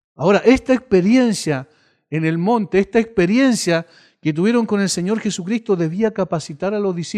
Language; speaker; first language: Spanish; native; Spanish